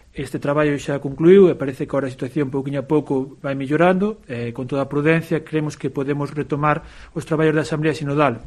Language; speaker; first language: Galician; native; Galician